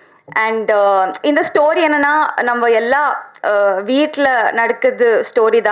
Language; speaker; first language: Tamil; non-native, learner; Telugu